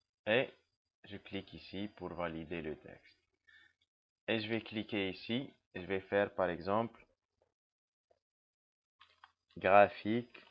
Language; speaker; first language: French; non-native, local second language; Arabic